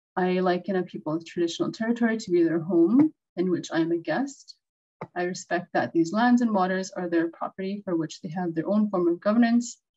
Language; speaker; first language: English; native; English